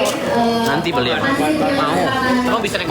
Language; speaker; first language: Indonesian; native; Indonesian